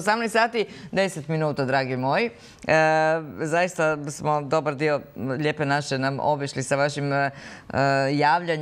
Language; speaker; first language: Croatian; native; Croatian